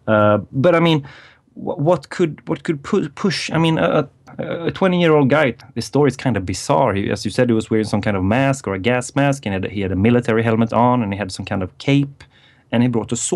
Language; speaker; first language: English; non-native, fluent; Swedish